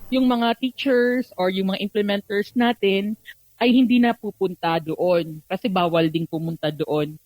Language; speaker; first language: Filipino; native; Filipino